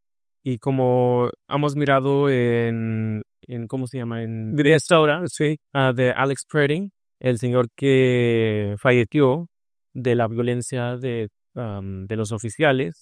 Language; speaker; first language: Spanish; early bilingual, heritage; Spanish